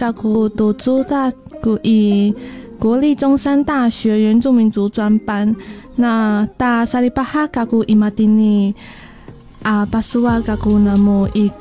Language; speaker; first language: Chinese; non-native, local second language; Amis